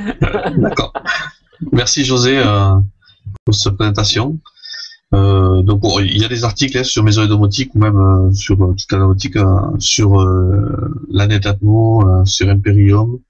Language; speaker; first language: French; native; French